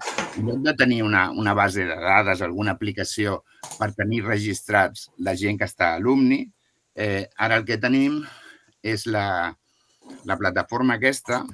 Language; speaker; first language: Catalan; native; Catalan